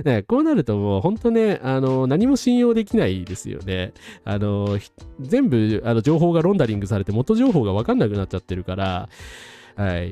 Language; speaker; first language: Japanese; native; Japanese